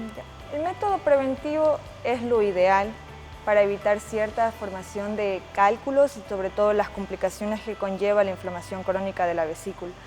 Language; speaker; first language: Spanish; native; Spanish